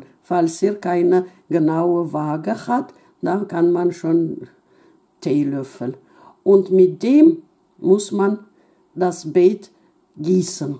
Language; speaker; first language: German; non-native, fluent; Russian